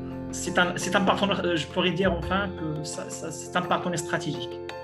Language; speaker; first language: French; non-native, local second language; Arabic